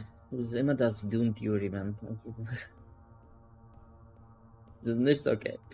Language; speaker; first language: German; non-native, learner; English